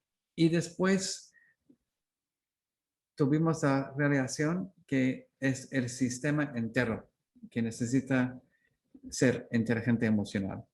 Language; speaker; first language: Spanish; non-native, learner; English